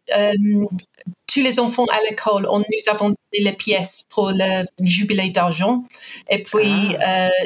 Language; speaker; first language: French; non-native, fluent; English